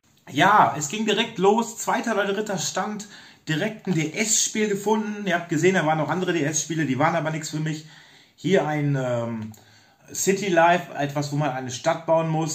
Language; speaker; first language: German; native; German